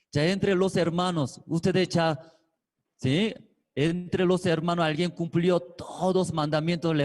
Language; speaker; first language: Spanish; non-native, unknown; Korean